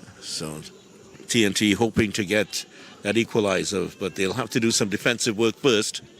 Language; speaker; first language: English; native; English